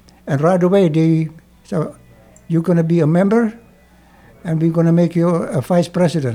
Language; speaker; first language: English; non-native, fluent; Dutch